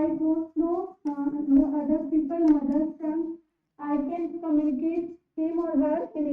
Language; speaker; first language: English; non-native, learner; Hindi